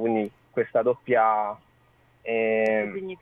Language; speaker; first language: Italian; native; Italian